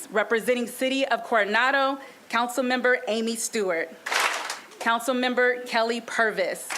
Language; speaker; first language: English; non-native, fluent; Spanish